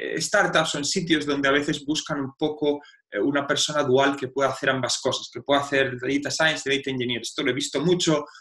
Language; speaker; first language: Spanish; native; Spanish